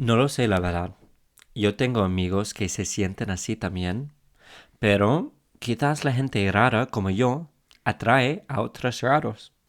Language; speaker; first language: Spanish; non-native, fluent; English